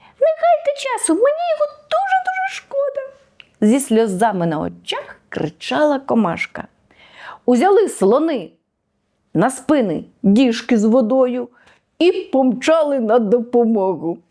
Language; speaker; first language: Ukrainian; native; Ukrainian